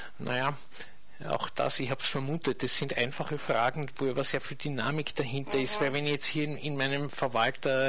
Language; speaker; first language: German; native; German